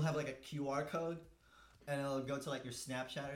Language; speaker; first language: English; non-native, local second language; Filipino